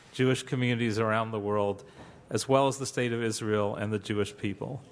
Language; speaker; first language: English; native; English